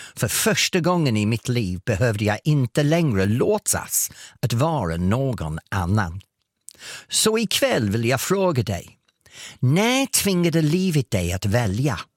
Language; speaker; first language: Swedish; non-native, fluent; English